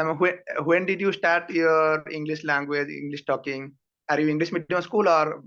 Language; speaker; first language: English; non-native, learner; Odia